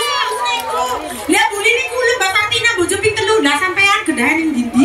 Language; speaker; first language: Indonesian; non-native, local second language; Javanese